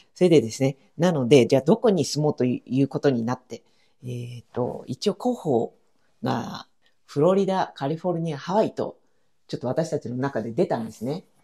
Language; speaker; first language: Japanese; native; Japanese